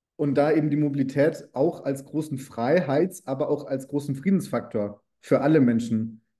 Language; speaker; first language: German; native; German